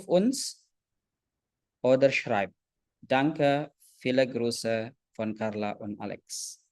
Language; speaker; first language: German; non-native, fluent; Indonesian